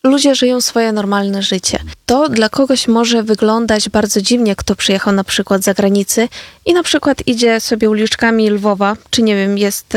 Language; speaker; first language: Polish; non-native, fluent; Ukrainian